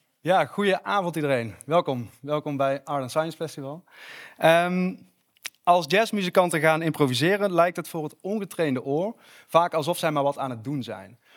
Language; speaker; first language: Dutch; native; Dutch